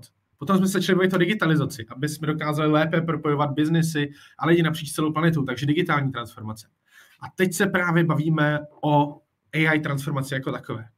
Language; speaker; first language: Czech; native; Czech